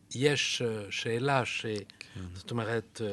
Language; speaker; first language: Hebrew; non-native, fluent; French